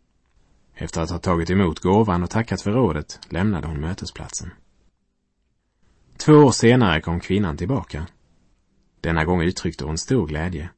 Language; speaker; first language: Swedish; native; Swedish